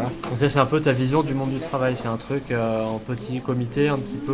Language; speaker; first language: French; native; French